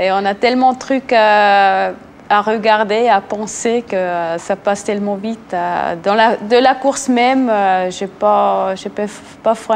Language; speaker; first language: French; non-native, local second language; Swiss German